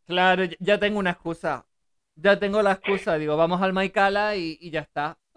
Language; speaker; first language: Spanish; early bilingual, other home language; German